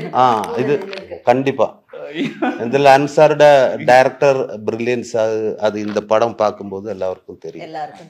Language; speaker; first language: Tamil; non-native, learner; Malayalam